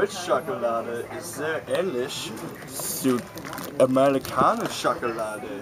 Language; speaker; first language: German; non-native, learner; English